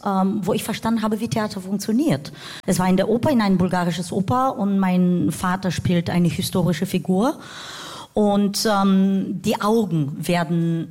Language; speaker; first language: German; non-native, fluent; Bulgarian